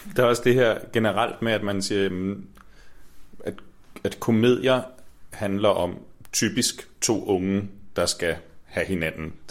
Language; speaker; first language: Danish; native; Danish